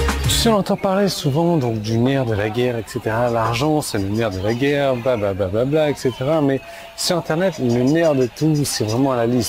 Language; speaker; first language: French; native; French